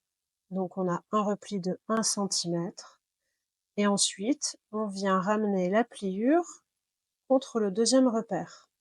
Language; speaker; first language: French; native; French